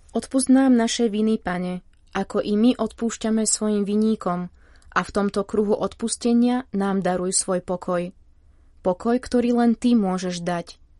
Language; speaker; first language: Slovak; native; Slovak